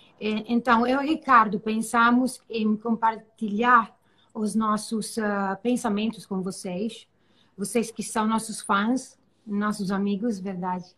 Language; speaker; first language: Portuguese; non-native, learner; Italian